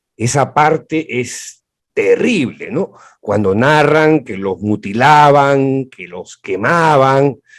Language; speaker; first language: Spanish; native; Spanish